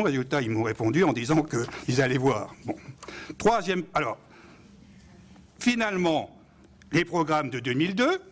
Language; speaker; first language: French; native; French